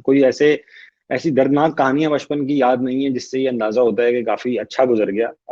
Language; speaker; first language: Urdu; native; Urdu